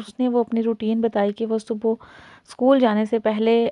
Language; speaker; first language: Hindi; native; Hindi